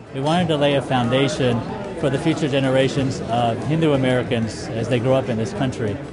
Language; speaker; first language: English; native; English